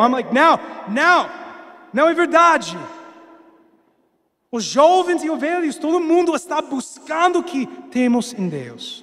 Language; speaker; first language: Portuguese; non-native, fluent; English